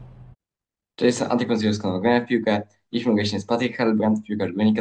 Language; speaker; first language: Polish; native; Polish